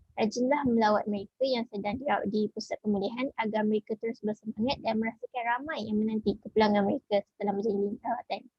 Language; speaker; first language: Malay; native; Malay